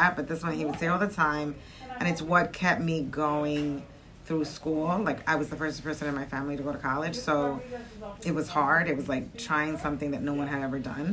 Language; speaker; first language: English; early bilingual, other home language; Spanish